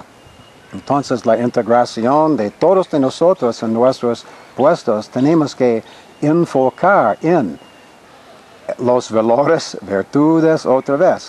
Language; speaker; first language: Spanish; non-native, fluent; English